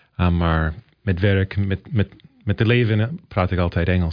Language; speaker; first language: Dutch; early bilingual, heritage; Dutch